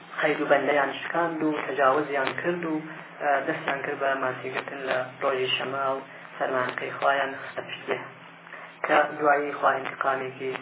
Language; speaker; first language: Central Kurdish; native; Central Kurdish